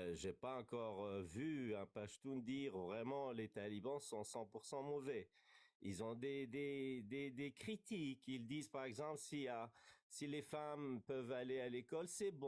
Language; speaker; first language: French; non-native, fluent; Kurdish